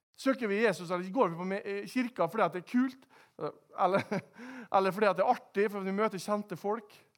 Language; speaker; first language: Norwegian; native; Norwegian